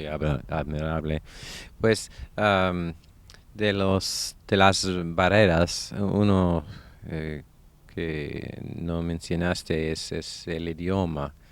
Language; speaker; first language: Spanish; non-native, fluent; English